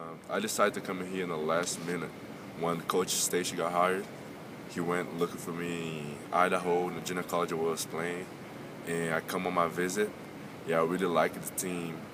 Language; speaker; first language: English; non-native, fluent; Portuguese